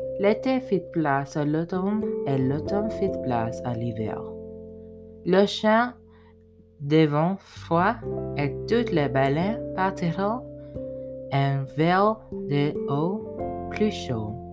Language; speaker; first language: French; non-native, learner; English